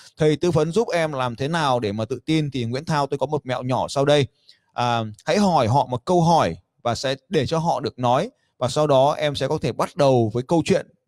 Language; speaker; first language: Vietnamese; native; Vietnamese